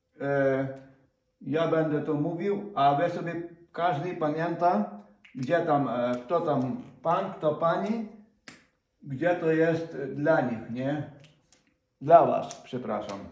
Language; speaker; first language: Polish; non-native, fluent; Ukrainian